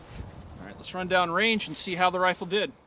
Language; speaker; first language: English; native; English